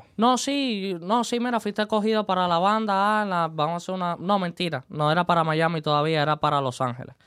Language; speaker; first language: Spanish; native; Spanish